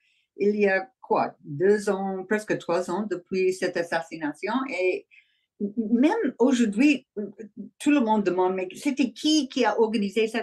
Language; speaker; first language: French; non-native, learner; English